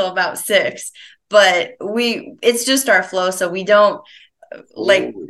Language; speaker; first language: English; native; English